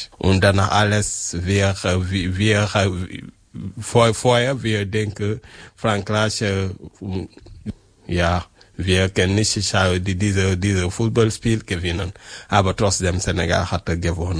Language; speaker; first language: German; non-native, learner; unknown